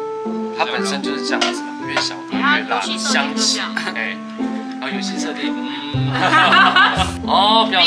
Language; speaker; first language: Chinese; native; Chinese